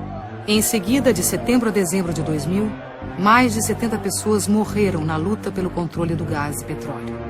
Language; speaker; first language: Portuguese; native; Portuguese